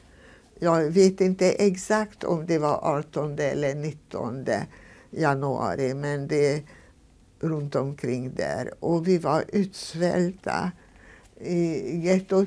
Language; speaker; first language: Swedish; non-native, fluent; Hungarian